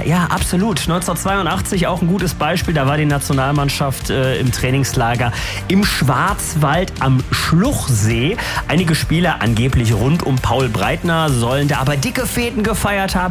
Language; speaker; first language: German; native; German